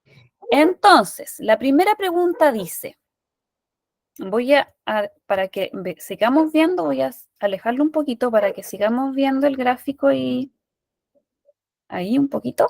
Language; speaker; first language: Spanish; native; Spanish